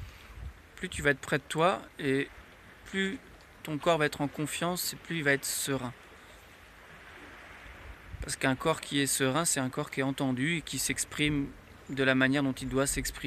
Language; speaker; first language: French; native; French